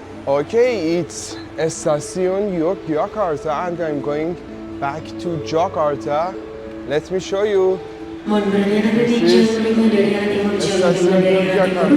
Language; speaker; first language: English; non-native, fluent; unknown